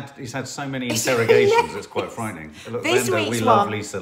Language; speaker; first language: English; native; English